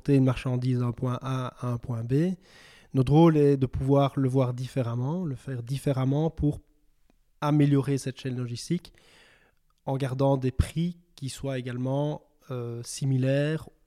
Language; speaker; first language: French; native; French